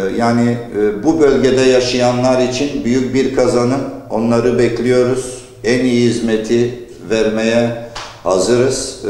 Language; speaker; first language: Turkish; early bilingual, heritage; Turkish